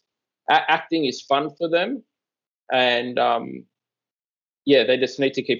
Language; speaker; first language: English; native; English